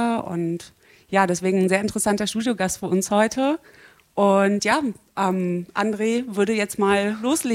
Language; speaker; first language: German; native; German